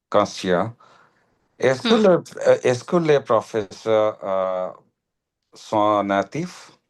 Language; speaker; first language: French; non-native, learner; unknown